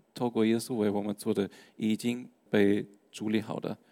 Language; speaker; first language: Chinese; non-native, fluent; German